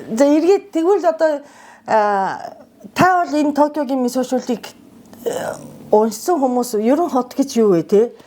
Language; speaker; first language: Mongolian; non-native, fluent; Japanese